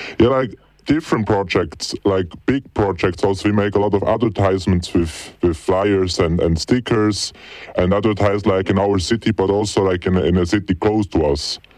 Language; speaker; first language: English; non-native, fluent; German